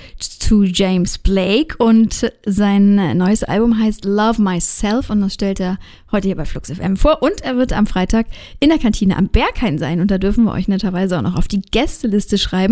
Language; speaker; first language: German; native; German